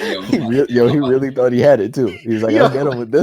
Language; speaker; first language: English; native; English